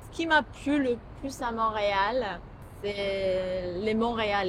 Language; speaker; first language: French; non-native, fluent; Japanese